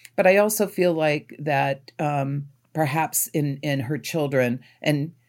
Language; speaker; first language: English; native; English